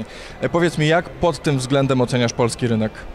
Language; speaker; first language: Polish; native; Polish